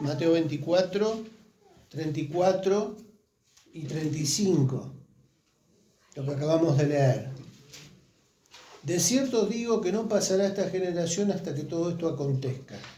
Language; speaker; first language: Spanish; native; Spanish